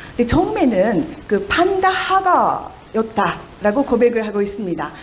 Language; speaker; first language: Korean; non-native, fluent; Japanese